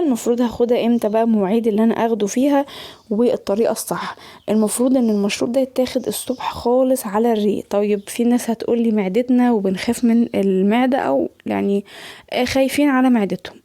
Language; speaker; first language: Arabic; native; Arabic